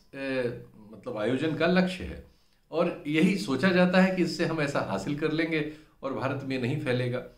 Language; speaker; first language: Hindi; native; Hindi